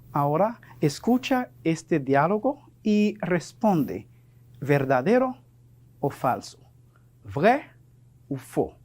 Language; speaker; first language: Spanish; non-native, fluent; French